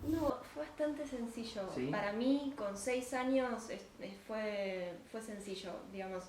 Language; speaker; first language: Spanish; early bilingual, other home language; Ukrainian